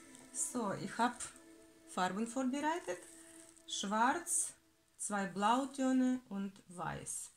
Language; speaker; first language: German; non-native, learner; Russian